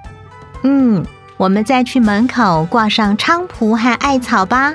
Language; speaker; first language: Chinese; native; Chinese